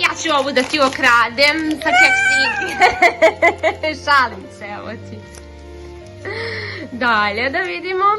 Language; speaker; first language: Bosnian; early bilingual, heritage; Serbian